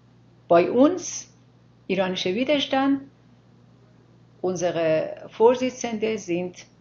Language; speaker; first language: German; non-native, fluent; Persian